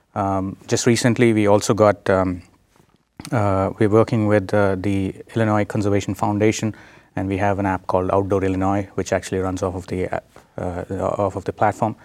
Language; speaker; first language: English; non-native, local second language; Telugu